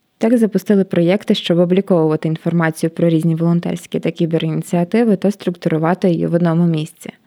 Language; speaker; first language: Ukrainian; native; Ukrainian